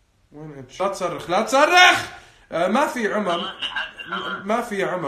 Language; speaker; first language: Arabic; native; Arabic